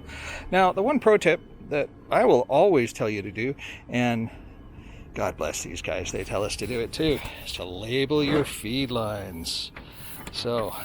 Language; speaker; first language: English; native; English